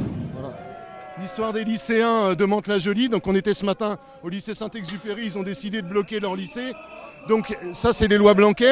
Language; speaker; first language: French; native; French